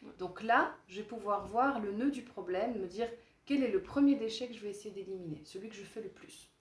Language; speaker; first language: French; native; French